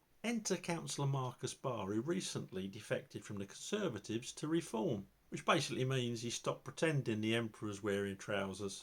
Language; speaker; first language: English; native; English